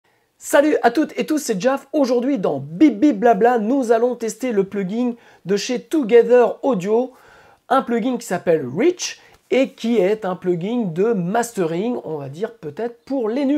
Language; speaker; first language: French; native; French